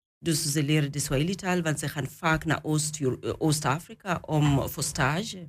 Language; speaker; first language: Dutch; non-native, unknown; Swahili